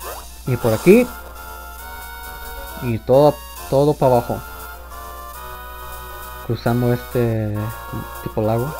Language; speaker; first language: Spanish; early bilingual, heritage; Spanish